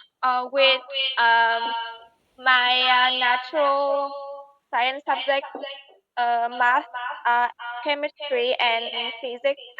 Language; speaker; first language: English; non-native, learner; Vietnamese